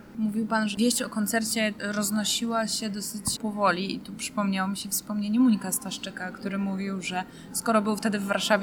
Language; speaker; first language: Polish; native; Polish